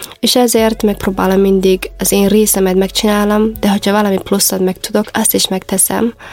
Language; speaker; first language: Hungarian; non-native, fluent; Somali